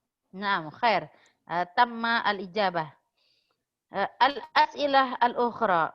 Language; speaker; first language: Arabic; non-native, fluent; Indonesian